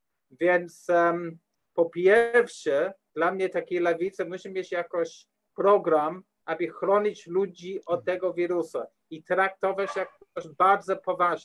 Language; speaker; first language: Polish; non-native, learner; English